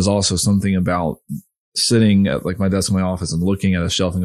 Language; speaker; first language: English; native; English